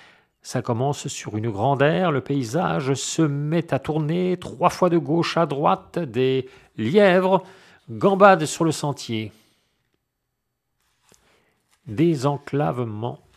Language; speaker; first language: French; native; French